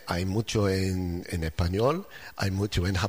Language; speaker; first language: Spanish; non-native, learner; English